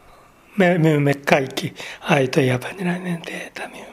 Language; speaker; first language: Finnish; non-native, learner; Japanese